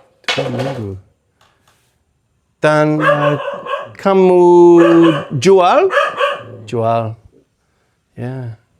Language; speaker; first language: Indonesian; non-native, learner; English